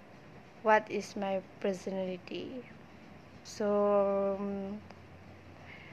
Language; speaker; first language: English; non-native, local second language; Malay